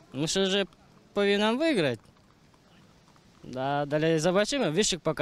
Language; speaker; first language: Polish; non-native, learner; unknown